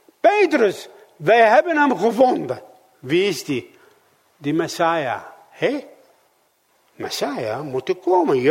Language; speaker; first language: Dutch; non-native, fluent; Arabic